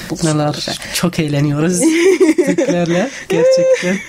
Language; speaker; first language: Turkish; non-native, fluent; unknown